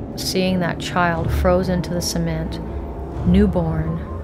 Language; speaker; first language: English; native; English